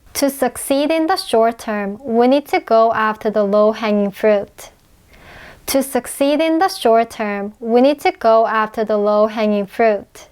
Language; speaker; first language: English; non-native, fluent; Korean